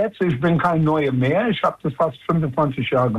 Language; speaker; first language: German; non-native, learner; English